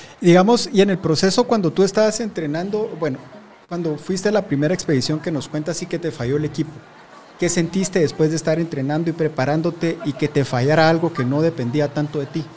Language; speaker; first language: Spanish; native; Spanish